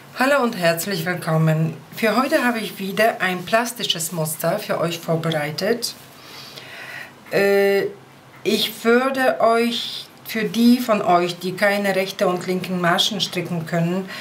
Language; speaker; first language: German; non-native, fluent; Polish